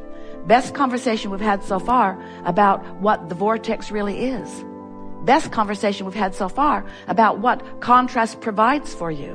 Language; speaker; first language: English; native; English